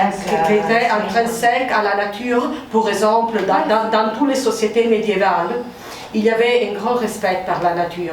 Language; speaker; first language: French; non-native, fluent; Italian